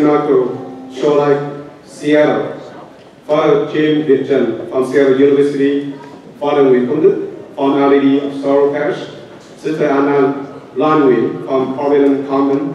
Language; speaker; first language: English; non-native, learner; Vietnamese